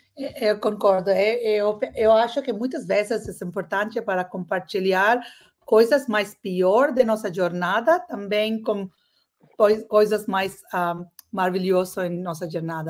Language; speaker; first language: Portuguese; non-native, learner; English